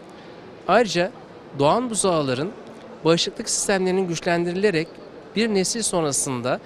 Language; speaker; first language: Turkish; native; Turkish